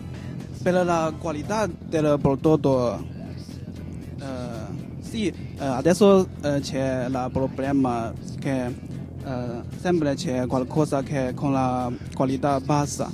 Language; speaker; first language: Italian; non-native, learner; Chinese